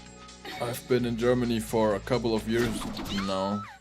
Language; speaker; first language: English; non-native, fluent; German